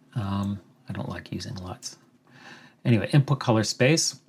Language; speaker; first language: English; native; English